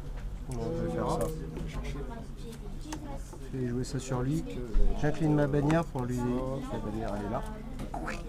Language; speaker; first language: French; native; French